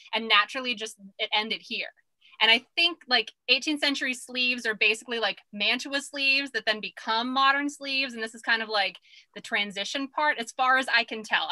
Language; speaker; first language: English; native; English